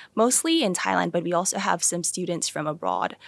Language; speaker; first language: English; early bilingual, other home language; Thai